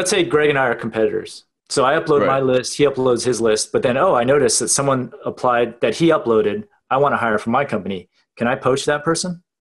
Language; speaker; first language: English; native; English